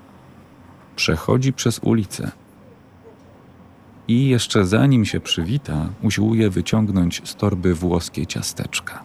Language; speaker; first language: Polish; native; Polish